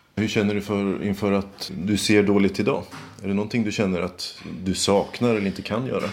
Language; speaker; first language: Swedish; native; Swedish